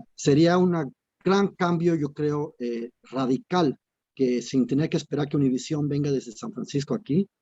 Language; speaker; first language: Spanish; early bilingual, other home language; English